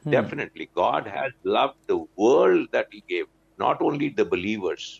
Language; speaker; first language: English; non-native, local second language; Urdu